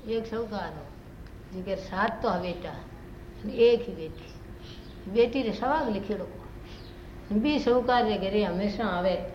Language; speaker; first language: Hindi; native; Hindi